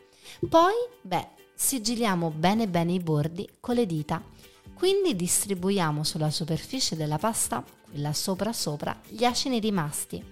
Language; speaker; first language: Italian; native; Italian